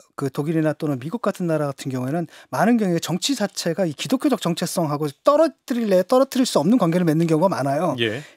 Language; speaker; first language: Korean; native; Korean